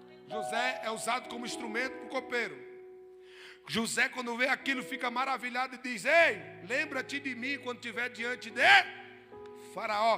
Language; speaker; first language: Portuguese; native; Portuguese